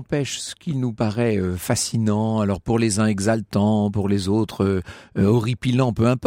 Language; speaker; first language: French; native; French